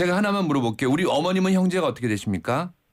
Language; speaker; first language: Korean; native; Korean